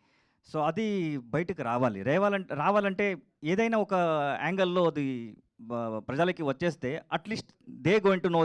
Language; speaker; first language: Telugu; non-native, learner; Kannada